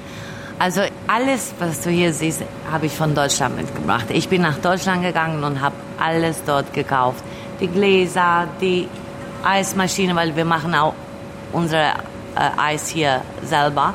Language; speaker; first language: German; early bilingual, other home language; Albanian